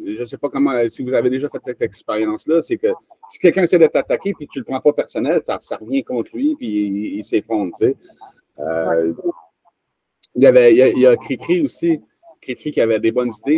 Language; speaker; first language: French; native; French